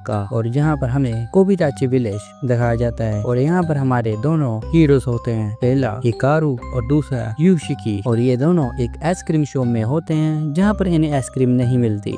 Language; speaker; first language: Hindi; native; Hindi